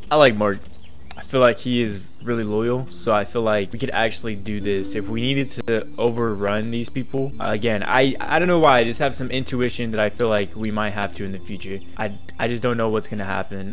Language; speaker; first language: English; native; English